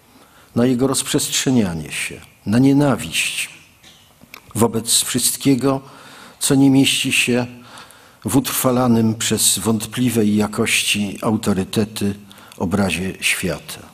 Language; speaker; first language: Polish; native; Polish